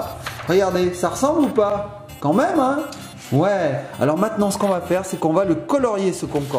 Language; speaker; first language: French; native; French